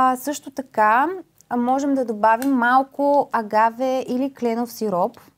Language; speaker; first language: Bulgarian; native; Bulgarian